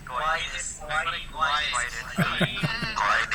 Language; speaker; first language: Japanese; non-native, learner; Indonesian